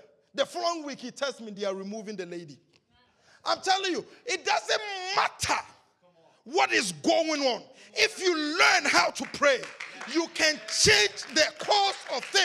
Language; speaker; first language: English; non-native, local second language; Akan